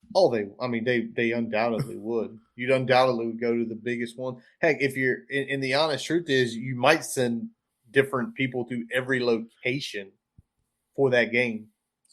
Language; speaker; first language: English; native; English